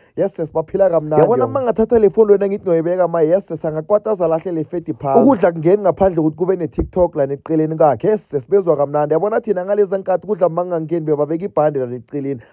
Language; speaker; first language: Zulu; native; Zulu